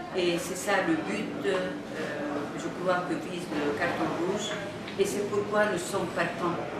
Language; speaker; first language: French; non-native, local second language; Arabic